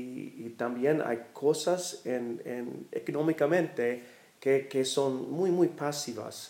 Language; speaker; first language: Spanish; non-native, fluent; English